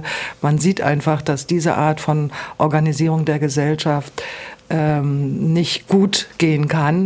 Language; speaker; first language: German; native; German